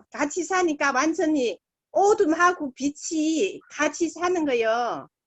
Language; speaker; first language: Korean; non-native, learner; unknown